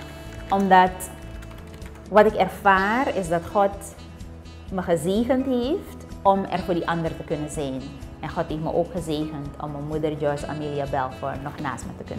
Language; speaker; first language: Dutch; native; Dutch